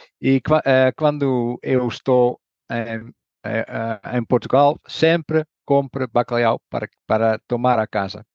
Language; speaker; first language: Portuguese; non-native, learner; Dutch